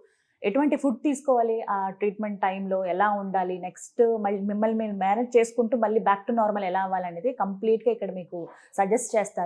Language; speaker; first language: Telugu; native; Telugu